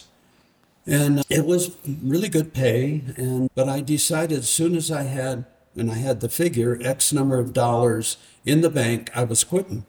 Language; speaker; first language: English; native; English